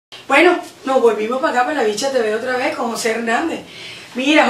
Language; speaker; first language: Spanish; native; Spanish